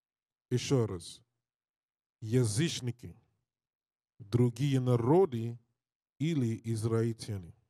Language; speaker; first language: Russian; non-native, learner; English